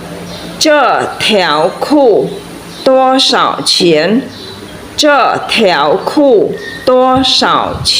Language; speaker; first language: Chinese; non-native, fluent; Khmer